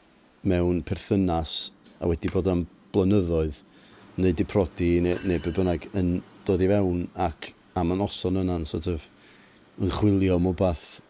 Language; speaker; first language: Welsh; native; Welsh